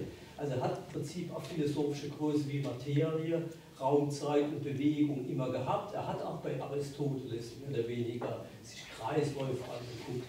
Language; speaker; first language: German; native; German